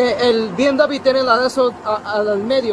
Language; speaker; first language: Spanish; early bilingual, heritage; Spanish